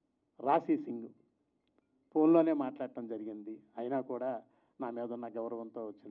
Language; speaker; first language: Telugu; native; Telugu